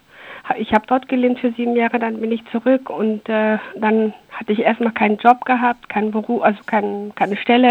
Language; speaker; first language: German; early bilingual, other home language; Persian